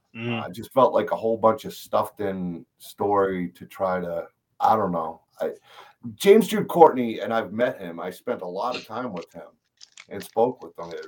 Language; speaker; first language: English; native; English